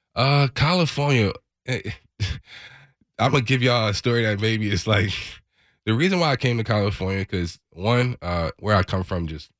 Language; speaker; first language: English; native; English